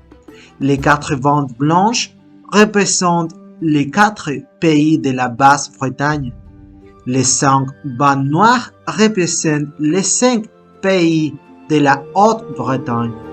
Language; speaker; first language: French; non-native, learner; Spanish